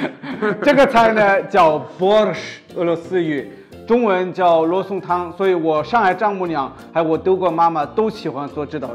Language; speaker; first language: Chinese; non-native, fluent; German